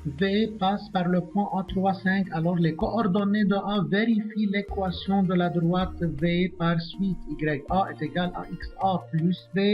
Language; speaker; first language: French; non-native, local second language; Arabic